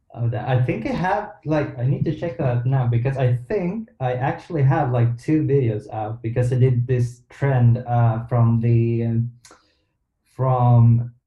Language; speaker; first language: English; non-native, fluent; Swedish